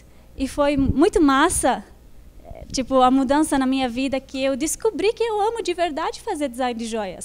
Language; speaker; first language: Portuguese; non-native, fluent; Arabic